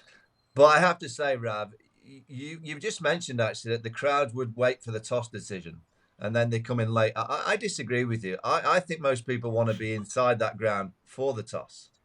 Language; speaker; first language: English; native; English